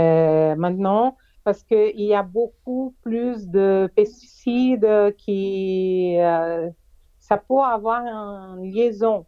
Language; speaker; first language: French; non-native, fluent; Portuguese